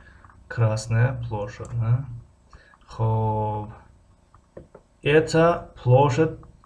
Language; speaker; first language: Russian; non-native, fluent; Tajik